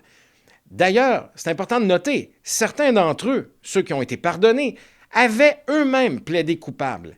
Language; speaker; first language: French; native; French